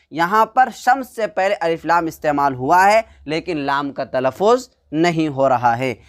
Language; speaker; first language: Hindi; native; Hindi